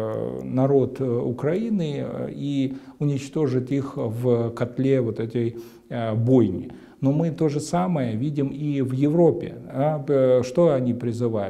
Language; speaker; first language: Russian; native; Russian